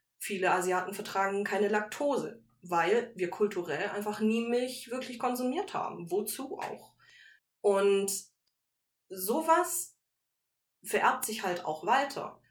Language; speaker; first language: German; native; German